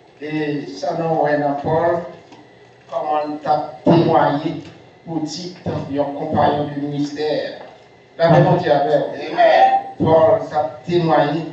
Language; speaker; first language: French; non-native, local second language; Haitian Creole